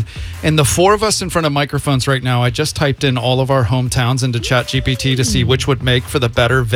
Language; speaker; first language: English; native; English